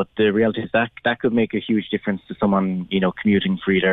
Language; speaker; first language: English; native; English